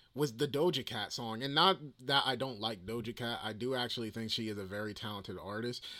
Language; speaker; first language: English; native; English